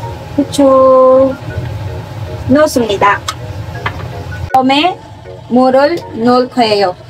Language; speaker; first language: Korean; non-native, learner; Filipino